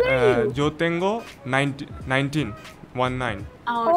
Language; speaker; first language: Spanish; non-native, learner; Bangla